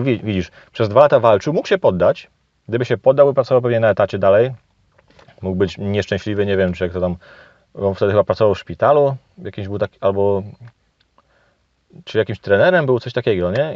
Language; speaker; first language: Polish; native; Polish